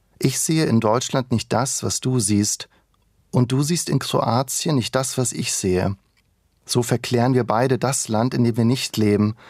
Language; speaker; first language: German; early bilingual, other home language; Croatian